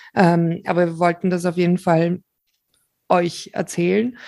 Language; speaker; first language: German; early bilingual, other home language; Slovak